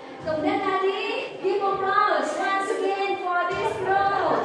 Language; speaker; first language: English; non-native, learner; Indonesian